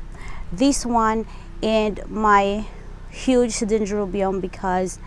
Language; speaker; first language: English; non-native, local second language; Filipino